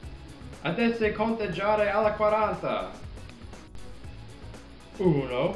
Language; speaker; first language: Italian; non-native, learner; English